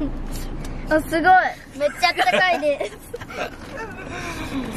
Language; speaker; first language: Japanese; early bilingual, other home language; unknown